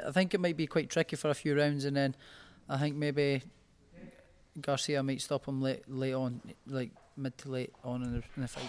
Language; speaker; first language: English; native; English